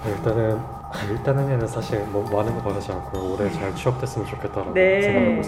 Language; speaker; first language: Korean; native; Korean